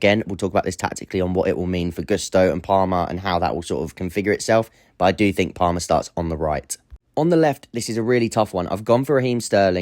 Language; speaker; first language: English; native; English